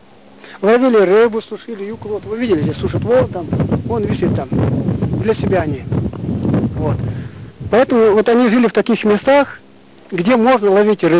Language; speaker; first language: Russian; non-native, local second language; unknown